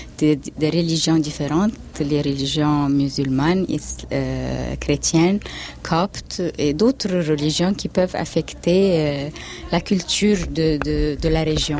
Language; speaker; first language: French; non-native, fluent; Arabic